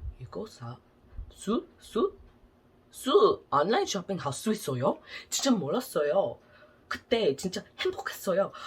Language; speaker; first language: Korean; non-native, learner; English